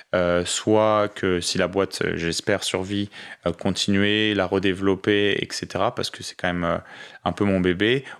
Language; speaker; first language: French; native; French